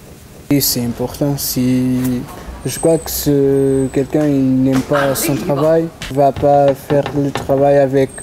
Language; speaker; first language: French; early bilingual, other home language; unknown